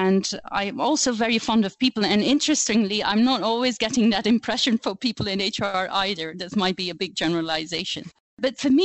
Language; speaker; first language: English; non-native, fluent; Dutch